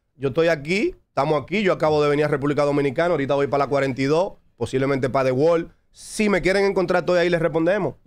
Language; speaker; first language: Spanish; native; Spanish